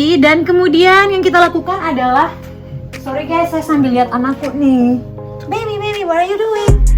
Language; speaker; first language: Indonesian; native; Indonesian